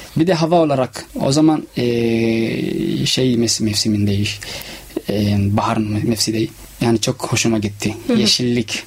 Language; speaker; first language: Turkish; non-native, learner; Somali